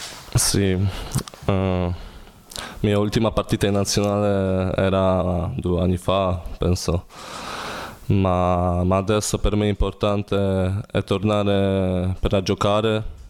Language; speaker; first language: Italian; non-native, learner; Polish